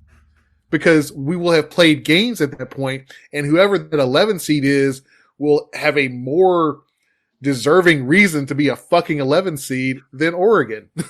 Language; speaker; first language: English; native; English